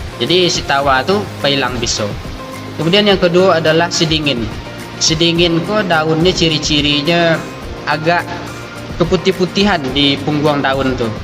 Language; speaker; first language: Malay; non-native, local second language; Minangkabau